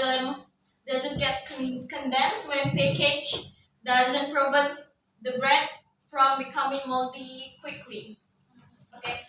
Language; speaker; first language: English; non-native, learner; Indonesian